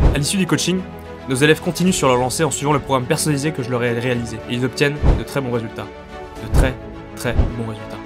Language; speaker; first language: French; native; French